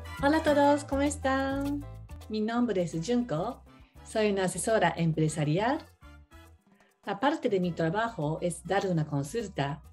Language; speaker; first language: Spanish; non-native, learner; Japanese